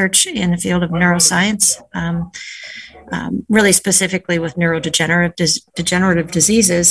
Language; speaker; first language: English; native; English